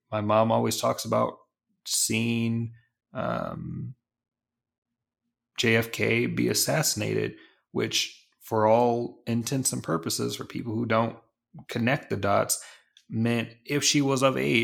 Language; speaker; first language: English; native; English